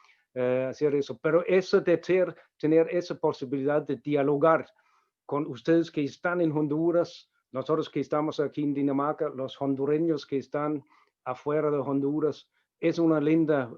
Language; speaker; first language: Spanish; non-native, fluent; Danish